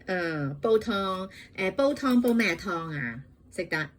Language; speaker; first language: Cantonese; native; Cantonese